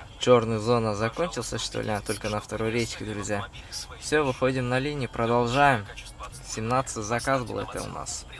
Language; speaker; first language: Russian; non-native, fluent; Uzbek